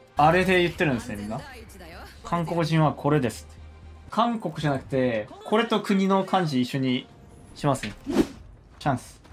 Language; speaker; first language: Japanese; non-native, fluent; Korean